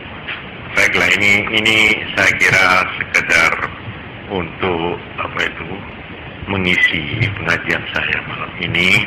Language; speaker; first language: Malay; non-native, local second language; Javanese